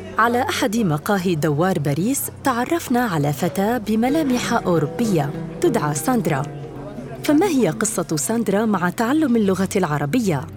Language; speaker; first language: Arabic; native; Arabic